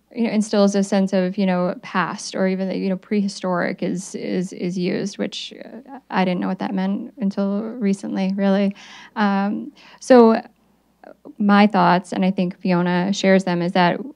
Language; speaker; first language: English; native; English